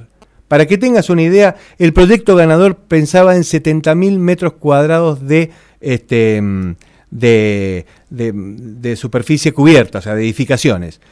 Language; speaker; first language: Spanish; native; Spanish